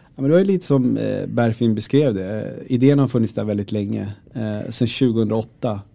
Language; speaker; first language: Swedish; early bilingual, other home language; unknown